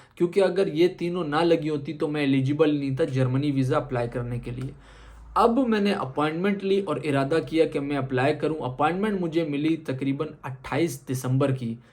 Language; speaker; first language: Urdu; native; Urdu